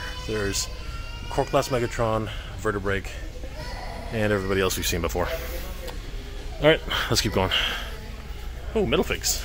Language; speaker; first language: English; native; English